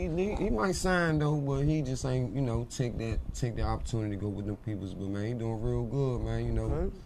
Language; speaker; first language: English; native; English